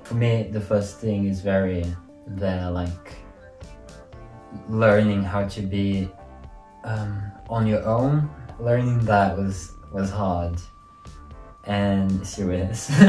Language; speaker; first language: English; non-native, fluent; Portuguese